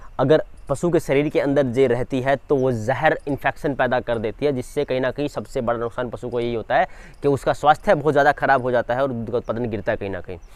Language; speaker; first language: Hindi; native; Hindi